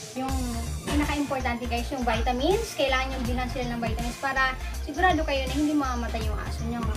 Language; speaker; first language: Filipino; non-native, local second language; Bikol